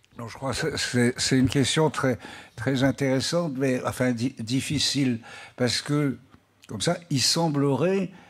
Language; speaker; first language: French; native; French